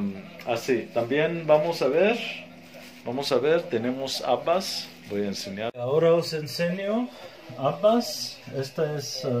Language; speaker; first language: Spanish; non-native, fluent; Arabic